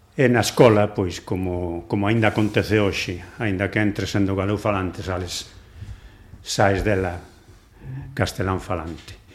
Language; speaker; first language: Galician; non-native, local second language; Spanish